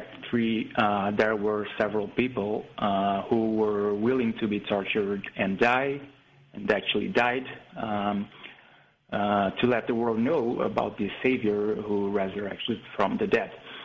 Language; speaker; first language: English; non-native, fluent; Portuguese